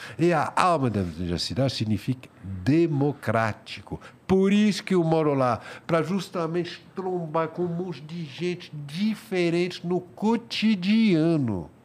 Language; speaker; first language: Portuguese; non-native, fluent; French